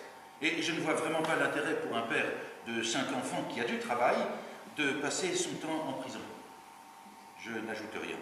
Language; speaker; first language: French; native; French